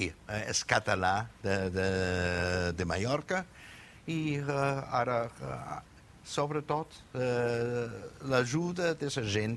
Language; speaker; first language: Catalan; non-native, fluent; German